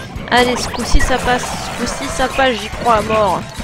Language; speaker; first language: French; native; French